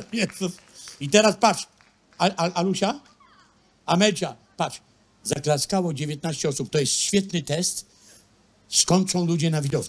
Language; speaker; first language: Polish; native; Polish